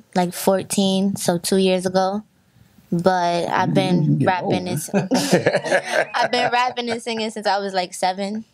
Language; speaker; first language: English; native; English